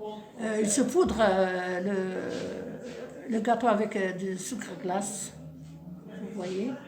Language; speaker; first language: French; non-native, local second language; Arabic